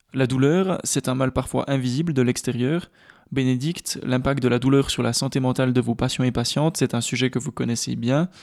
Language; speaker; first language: French; native; French